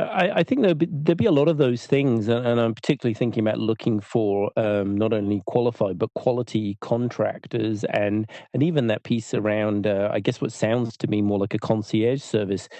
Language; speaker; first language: English; native; English